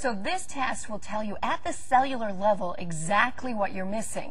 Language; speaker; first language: English; native; English